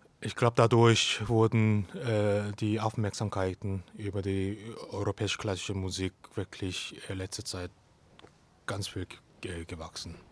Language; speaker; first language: German; non-native, fluent; Korean